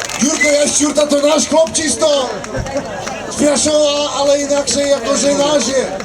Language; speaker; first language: Slovak; non-native, local second language; Rusyn